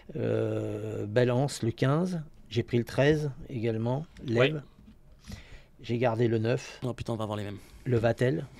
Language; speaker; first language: French; native; French